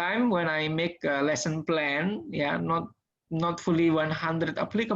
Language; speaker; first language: English; non-native, learner; Indonesian